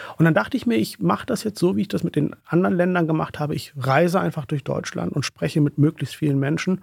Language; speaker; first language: German; early bilingual, other home language; Urdu